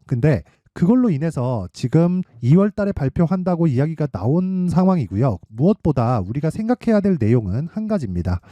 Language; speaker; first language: Korean; native; Korean